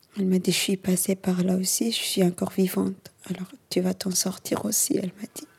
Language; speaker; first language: French; early bilingual, other home language; Somali